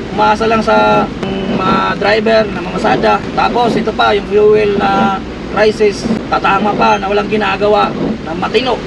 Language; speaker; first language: Filipino; non-native, local second language; Cebuano